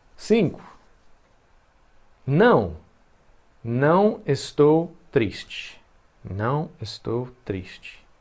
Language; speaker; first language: Portuguese; non-native, fluent; English